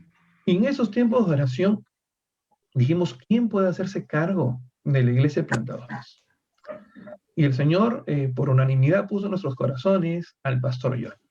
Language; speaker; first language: Spanish; native; Spanish